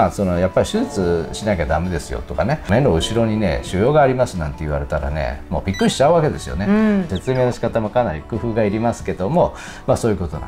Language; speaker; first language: Japanese; native; Japanese